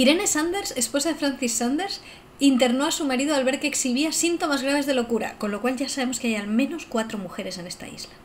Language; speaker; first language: Spanish; native; Spanish